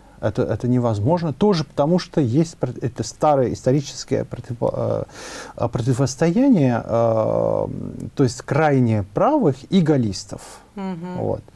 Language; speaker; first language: Russian; non-native, fluent; French